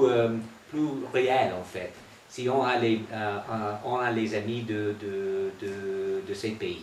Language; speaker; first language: French; non-native, fluent; English